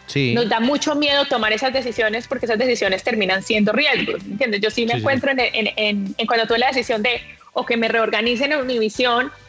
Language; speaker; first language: Spanish; native; Spanish